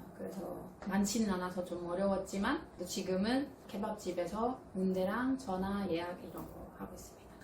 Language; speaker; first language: Korean; non-native, fluent; Italian